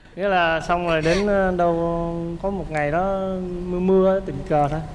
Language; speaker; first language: Vietnamese; non-native, fluent; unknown